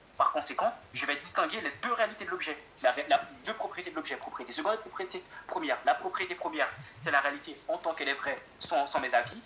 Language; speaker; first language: French; native; French